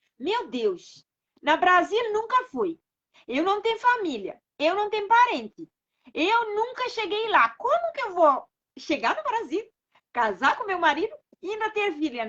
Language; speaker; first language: Portuguese; non-native, local second language; Kabuverdianu